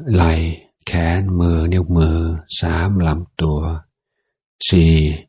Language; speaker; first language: Thai; non-native, fluent; English